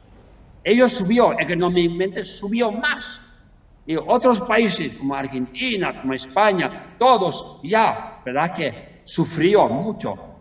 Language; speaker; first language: Spanish; non-native, learner; Tibetan